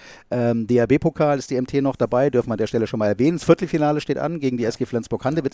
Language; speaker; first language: German; native; German